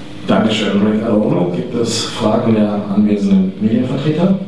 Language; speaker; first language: German; native; German